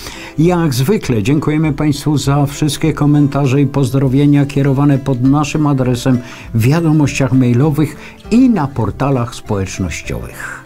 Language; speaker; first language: Polish; native; Polish